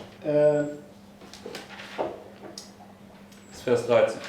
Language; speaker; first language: German; native; German